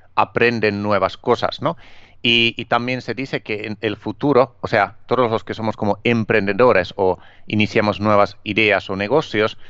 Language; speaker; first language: Spanish; non-native, fluent; Finnish